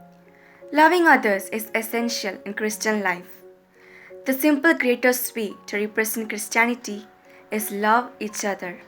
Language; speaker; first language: English; non-native, local second language; Malayalam